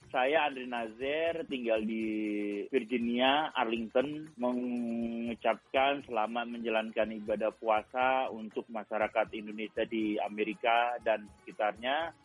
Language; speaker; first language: Indonesian; native; Indonesian